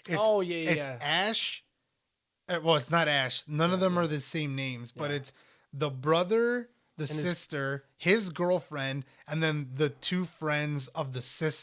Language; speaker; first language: English; native; English